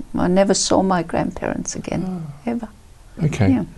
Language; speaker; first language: English; early bilingual, other home language; Italian